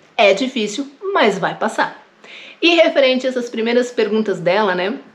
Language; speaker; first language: Portuguese; native; Portuguese